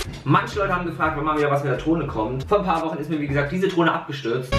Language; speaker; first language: German; native; German